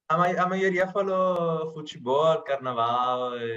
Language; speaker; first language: Portuguese; non-native, fluent; Italian